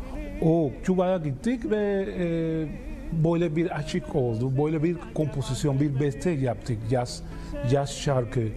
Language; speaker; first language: Turkish; non-native, learner; Spanish